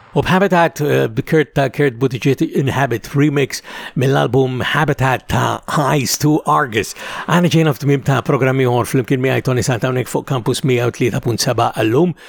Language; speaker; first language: Maltese; native; Maltese